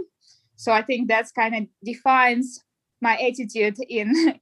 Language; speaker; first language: English; non-native, fluent; Russian